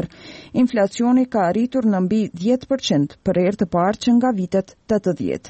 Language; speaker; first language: Albanian; native; Albanian